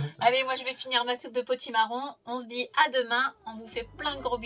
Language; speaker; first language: French; native; French